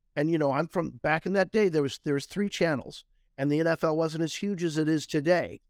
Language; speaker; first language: English; native; English